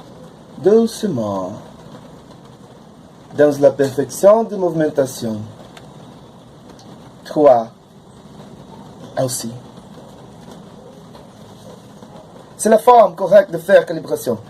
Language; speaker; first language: French; non-native, learner; Portuguese